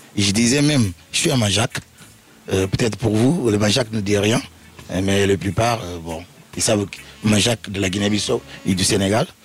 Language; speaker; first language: French; non-native, fluent; Upper Guinea Crioulo